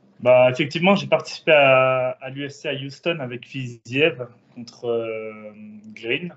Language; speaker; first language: French; native; French